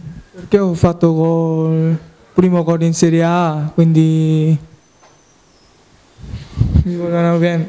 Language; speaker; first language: Italian; non-native, learner; Korean